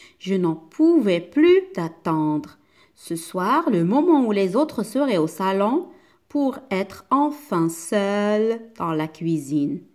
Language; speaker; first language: French; non-native, local second language; Arabic